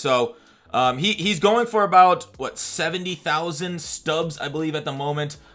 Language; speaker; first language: English; native; English